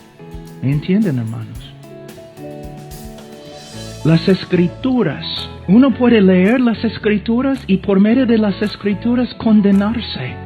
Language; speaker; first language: Spanish; non-native, fluent; English